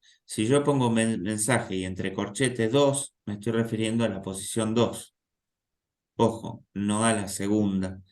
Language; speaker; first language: Spanish; native; Spanish